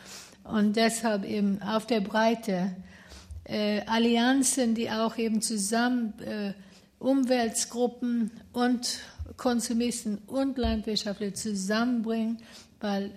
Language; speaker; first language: German; non-native, fluent; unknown